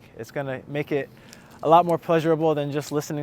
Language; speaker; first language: English; native; English